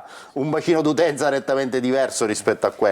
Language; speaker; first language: Italian; native; Italian